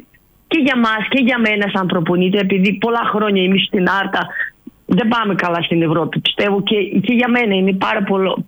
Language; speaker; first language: Greek; non-native, learner; Russian